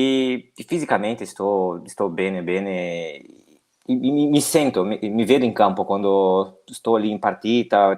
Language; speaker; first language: Italian; non-native, fluent; Portuguese